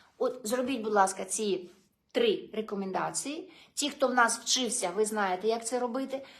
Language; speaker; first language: Ukrainian; non-native, local second language; Russian